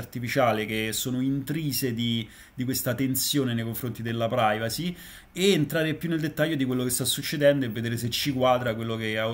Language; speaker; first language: Italian; native; Italian